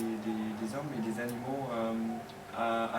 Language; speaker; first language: French; non-native, learner; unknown